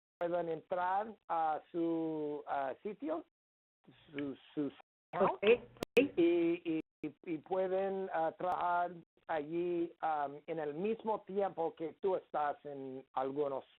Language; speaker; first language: Spanish; non-native, learner; English